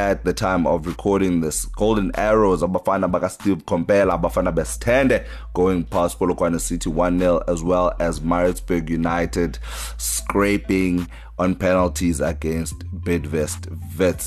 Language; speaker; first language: English; non-native, local second language; Xhosa